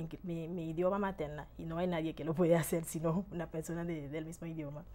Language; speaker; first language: Spanish; non-native, fluent; Haitian Creole